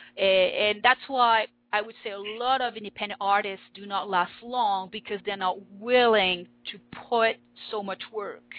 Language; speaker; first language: English; non-native, fluent; French